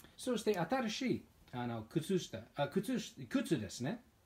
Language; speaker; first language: Japanese; non-native, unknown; English